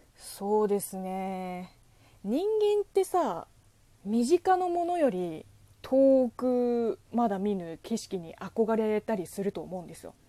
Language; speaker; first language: Japanese; non-native, fluent; Chinese